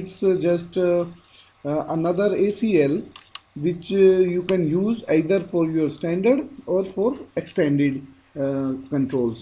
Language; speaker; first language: English; non-native, local second language; Hindi